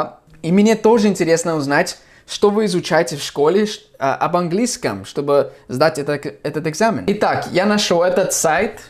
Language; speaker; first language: Russian; non-native, fluent; English